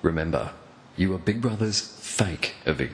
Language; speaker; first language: English; native; English